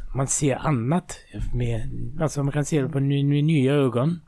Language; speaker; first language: Swedish; non-native, fluent; Russian